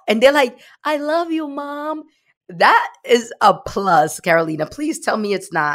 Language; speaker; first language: English; early bilingual, other home language; Spanish